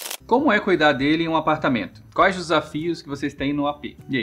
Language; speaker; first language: Portuguese; native; Portuguese